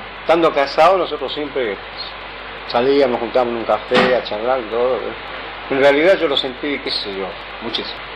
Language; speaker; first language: Spanish; native; Spanish